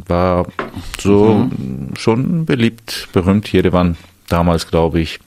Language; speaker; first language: German; non-native, fluent; Armenian